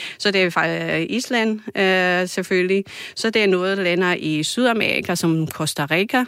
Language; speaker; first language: Danish; non-native, fluent; Croatian